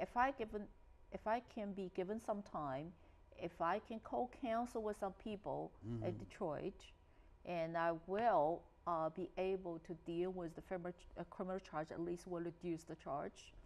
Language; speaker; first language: English; non-native, fluent; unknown